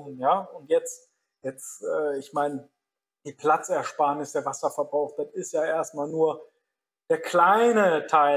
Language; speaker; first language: German; native; German